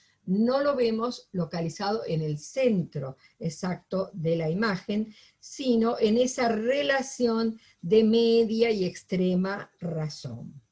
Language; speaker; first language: Spanish; native; Spanish